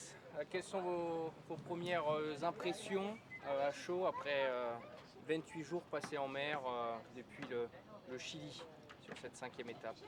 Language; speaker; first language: French; native; French